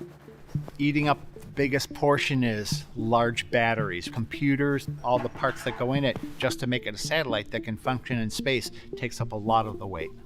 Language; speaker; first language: English; native; English